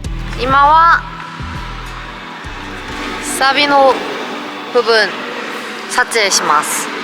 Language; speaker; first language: Japanese; non-native, learner; Korean